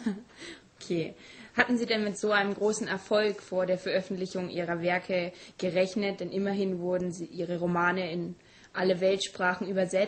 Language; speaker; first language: German; native; German